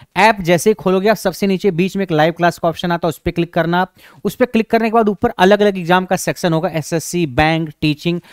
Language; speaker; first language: Hindi; native; Hindi